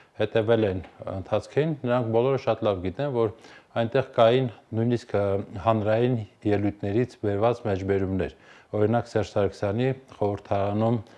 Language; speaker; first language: Armenian; native; Armenian